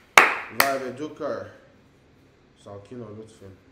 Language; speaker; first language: Turkish; non-native, learner; English